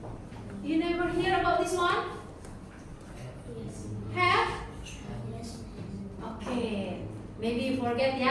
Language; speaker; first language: English; non-native, learner; Indonesian